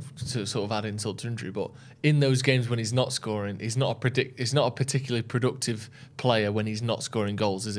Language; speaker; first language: English; native; English